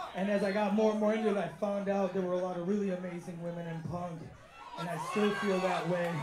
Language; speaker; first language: English; early bilingual, other home language; Spanish